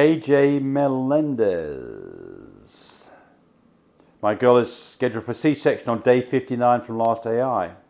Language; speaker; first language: English; native; English